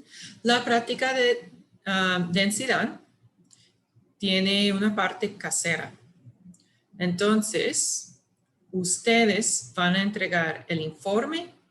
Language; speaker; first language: Spanish; non-native, fluent; English